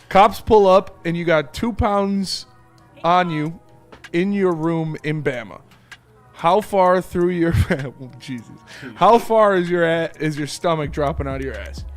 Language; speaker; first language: English; native; English